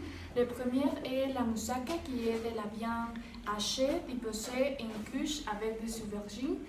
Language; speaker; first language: French; non-native, learner; Spanish